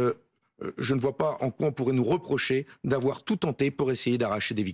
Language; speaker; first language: French; native; French